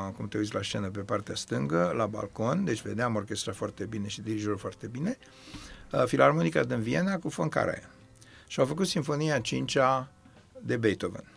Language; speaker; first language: Romanian; native; Romanian